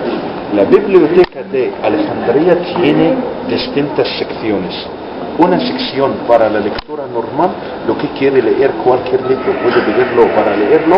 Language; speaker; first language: Spanish; non-native, fluent; Arabic